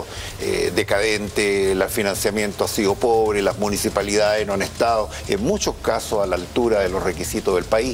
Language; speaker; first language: Spanish; native; Spanish